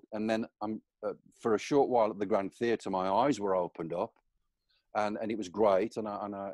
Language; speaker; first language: English; native; English